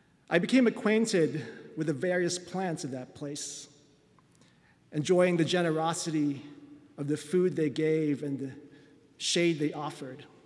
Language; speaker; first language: English; non-native, local second language; Filipino